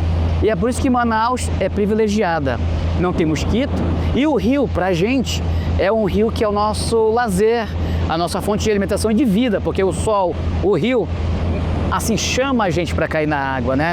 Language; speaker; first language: Portuguese; native; Portuguese